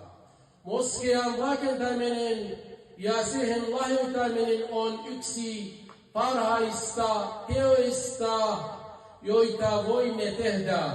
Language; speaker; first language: Finnish; non-native, fluent; Arabic